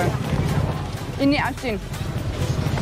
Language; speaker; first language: Indonesian; non-native, learner; German